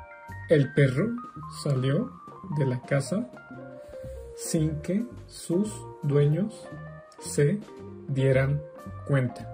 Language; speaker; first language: Spanish; native; Spanish